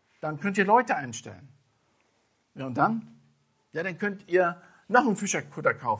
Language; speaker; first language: German; non-native, fluent; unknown